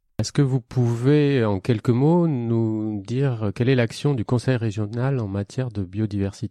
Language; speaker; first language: French; native; French